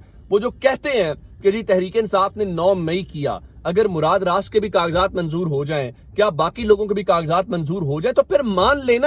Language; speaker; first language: Urdu; native; Urdu